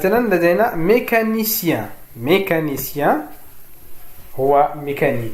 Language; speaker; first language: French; non-native, fluent; Arabic